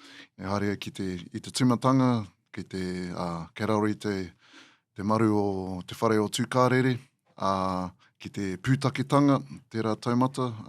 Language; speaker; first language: Māori; non-native, local second language; English